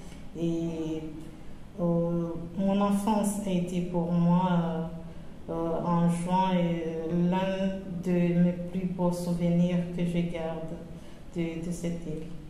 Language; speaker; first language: French; non-native, local second language; Comorian